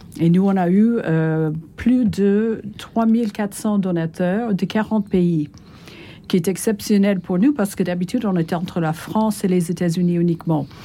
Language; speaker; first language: French; non-native, fluent; English